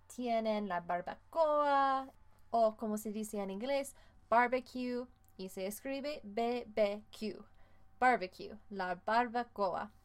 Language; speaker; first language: Spanish; non-native, fluent; English